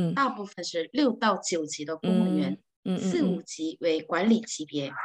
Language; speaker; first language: Chinese; non-native, fluent; Korean